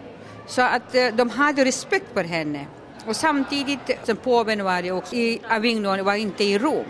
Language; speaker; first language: Swedish; non-native, local second language; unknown